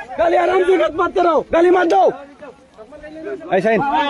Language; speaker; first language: Hindi; non-native, learner; Bangla